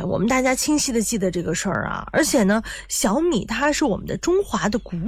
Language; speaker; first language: Chinese; native; Chinese